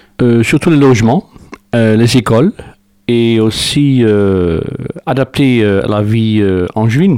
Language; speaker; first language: French; non-native, fluent; Dutch